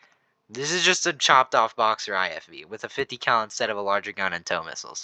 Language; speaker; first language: English; native; English